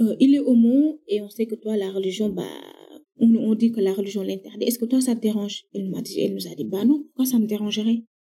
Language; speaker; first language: French; non-native, local second language; Wolof